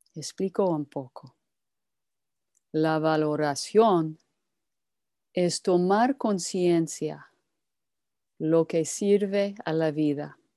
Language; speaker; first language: Spanish; non-native, fluent; English